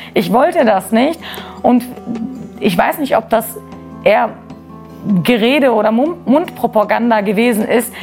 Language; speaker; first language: German; native; German